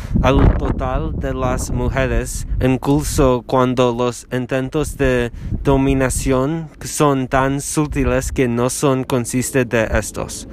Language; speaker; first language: Spanish; non-native, learner; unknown